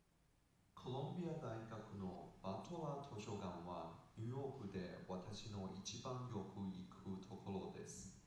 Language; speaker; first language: Japanese; non-native, learner; Chinese